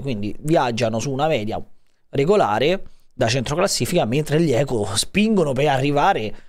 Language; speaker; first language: Italian; native; Italian